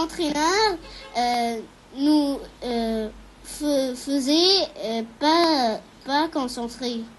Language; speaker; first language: French; non-native, fluent; Arabic